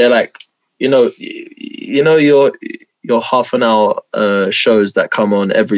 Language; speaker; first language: English; native; English